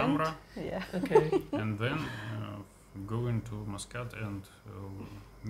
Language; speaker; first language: English; non-native, learner; Russian